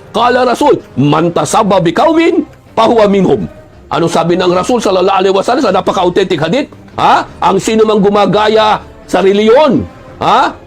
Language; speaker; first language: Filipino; native; Filipino